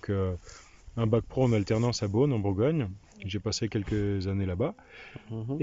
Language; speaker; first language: French; native; French